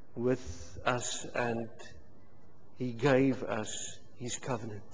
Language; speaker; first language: English; non-native, local second language; Afrikaans